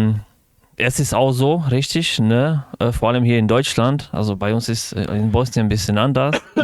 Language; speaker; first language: German; non-native, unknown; Bosnian